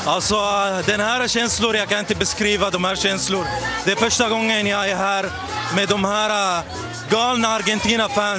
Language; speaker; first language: Swedish; non-native, learner; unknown